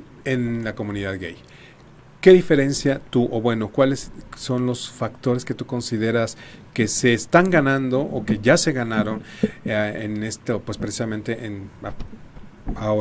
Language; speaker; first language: Spanish; native; Spanish